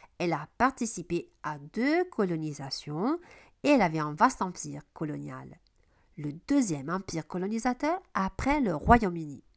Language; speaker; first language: French; non-native, fluent; Italian